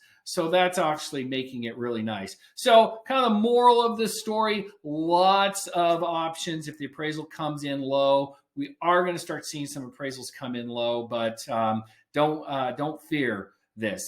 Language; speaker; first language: English; native; English